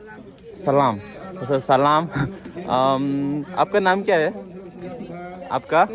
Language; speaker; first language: Hindi; non-native, local second language; Karbi